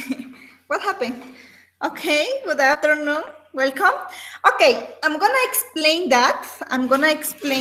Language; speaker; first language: English; non-native, learner; Spanish